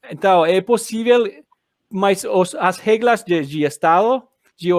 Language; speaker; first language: Portuguese; non-native, learner; English